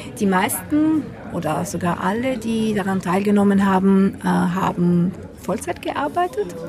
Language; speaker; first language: German; non-native, fluent; Italian